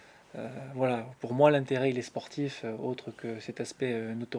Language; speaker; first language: French; native; French